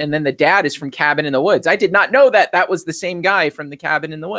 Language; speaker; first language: English; native; English